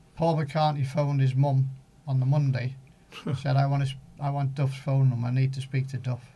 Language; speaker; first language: English; native; English